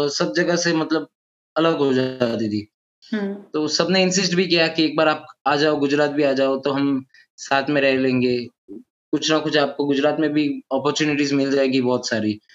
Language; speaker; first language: Hindi; non-native, local second language; Gujarati